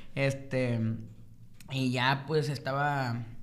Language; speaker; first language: Spanish; native; Spanish